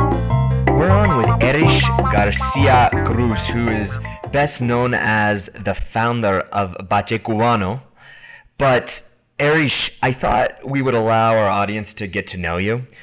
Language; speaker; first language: English; native; English